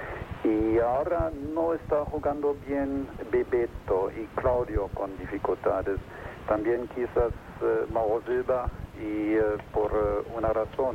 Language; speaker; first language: Spanish; non-native, fluent; German